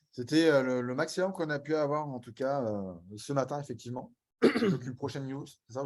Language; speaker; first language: French; native; French